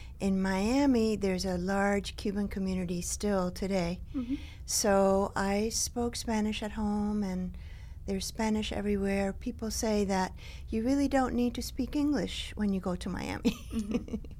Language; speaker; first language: English; early bilingual, other home language; Spanish